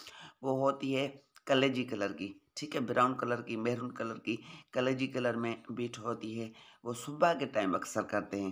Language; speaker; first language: Hindi; non-native, local second language; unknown